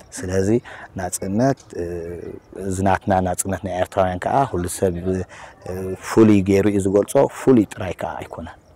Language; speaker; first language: Tigrinya; native; Tigrinya